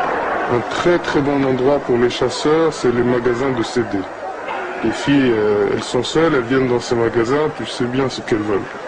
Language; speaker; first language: French; non-native, fluent; Arabic